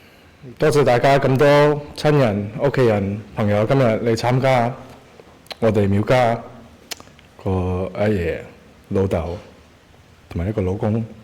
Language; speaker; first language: Cantonese; early bilingual, heritage; Cantonese